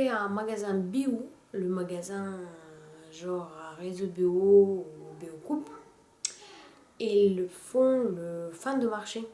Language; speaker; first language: French; non-native, fluent; Russian